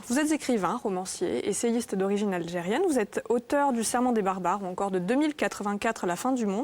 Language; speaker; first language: French; native; French